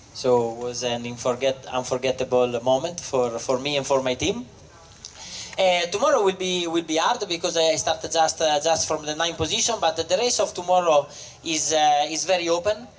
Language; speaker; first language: English; non-native, fluent; Italian